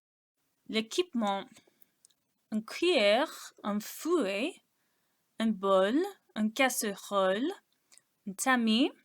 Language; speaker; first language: French; non-native, learner; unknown